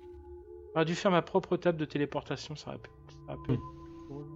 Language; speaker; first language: French; native; French